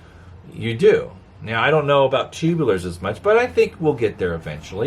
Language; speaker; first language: English; native; English